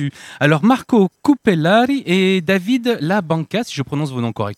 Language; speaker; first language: French; native; French